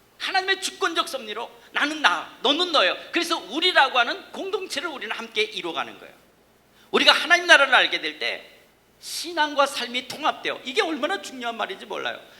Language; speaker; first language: Korean; native; Korean